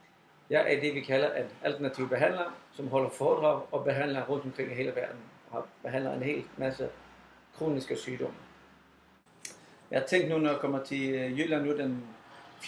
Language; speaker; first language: Danish; non-native, fluent; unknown